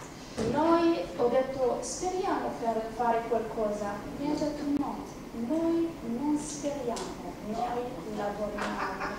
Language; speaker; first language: Italian; non-native, fluent; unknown